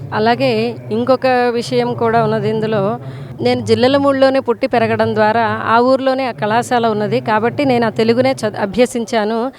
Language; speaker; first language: Telugu; native; Telugu